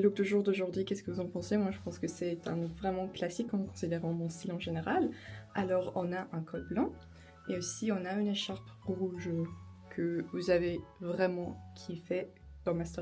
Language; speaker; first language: French; non-native, fluent; Turkish